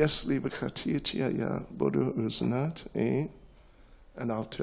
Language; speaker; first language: Russian; non-native, learner; English